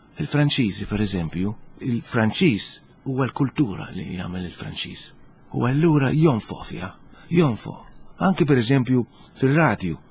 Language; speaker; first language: Maltese; early bilingual, heritage; Italian